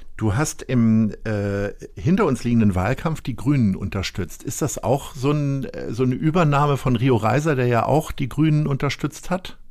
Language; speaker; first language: German; native; German